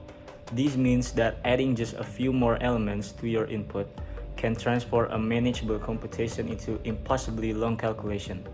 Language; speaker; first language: English; non-native, learner; Indonesian